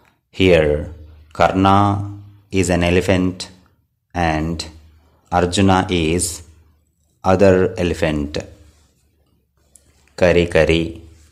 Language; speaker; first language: English; non-native, local second language; Telugu